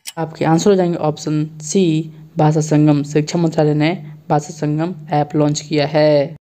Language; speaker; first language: Hindi; native; Hindi